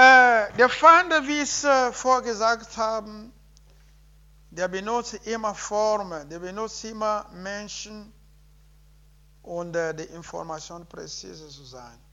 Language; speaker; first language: German; non-native, learner; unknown